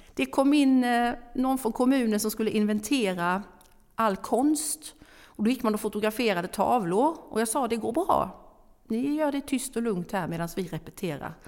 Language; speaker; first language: Swedish; native; Swedish